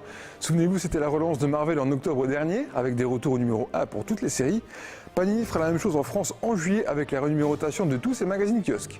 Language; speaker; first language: French; native; French